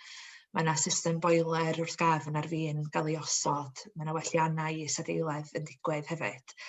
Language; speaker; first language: Welsh; native; Welsh